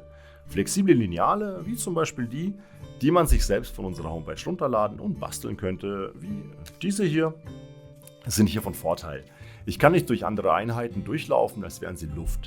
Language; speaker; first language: German; native; German